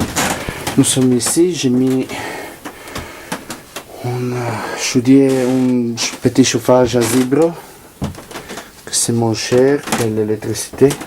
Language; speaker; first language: French; non-native, learner; Italian